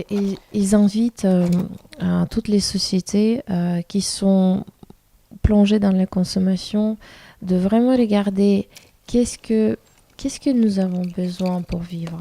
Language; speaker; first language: French; non-native, fluent; Russian